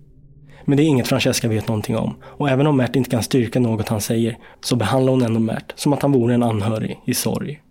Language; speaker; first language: Swedish; native; Swedish